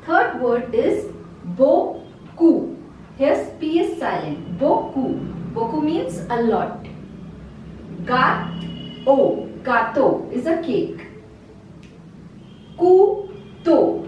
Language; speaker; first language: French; non-native, fluent; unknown